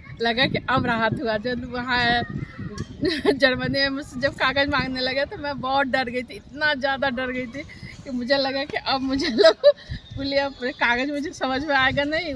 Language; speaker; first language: Hindi; native; Hindi